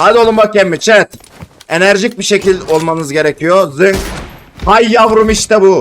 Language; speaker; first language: Turkish; native; Turkish